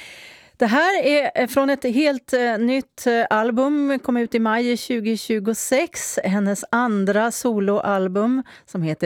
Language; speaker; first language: Swedish; native; Swedish